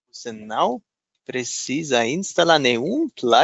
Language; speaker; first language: Portuguese; non-native, fluent; German